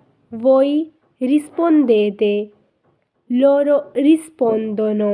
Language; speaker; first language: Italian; non-native, fluent; Urdu